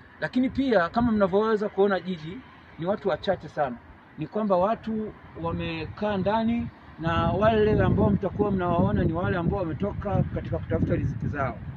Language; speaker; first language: Swahili; native; Swahili